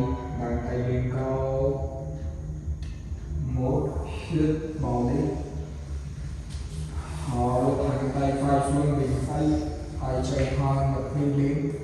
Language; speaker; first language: Vietnamese; non-native, learner; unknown